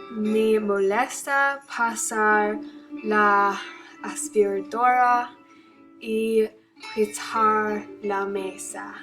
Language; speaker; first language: Spanish; non-native, learner; English